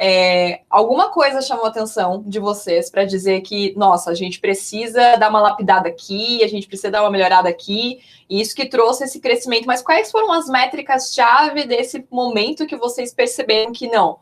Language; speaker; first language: Portuguese; native; Portuguese